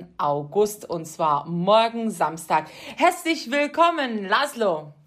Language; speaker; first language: German; non-native, fluent; Arabic